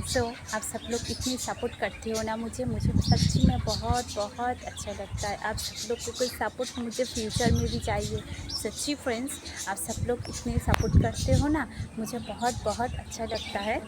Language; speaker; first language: Hindi; non-native, local second language; Bangla